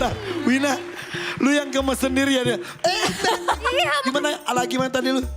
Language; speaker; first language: Indonesian; native; Indonesian